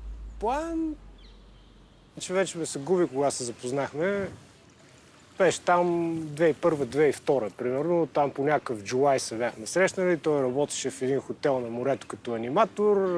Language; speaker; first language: Bulgarian; native; Bulgarian